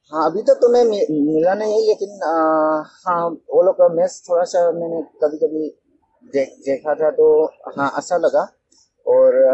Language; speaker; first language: Hindi; non-native, local second language; Manipuri